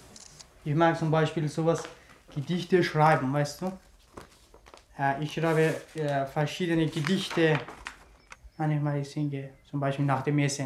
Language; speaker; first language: German; non-native, learner; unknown